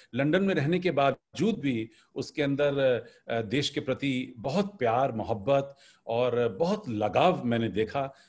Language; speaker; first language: Hindi; native; Hindi